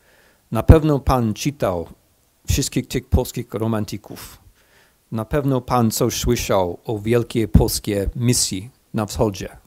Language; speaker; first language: Polish; non-native, fluent; English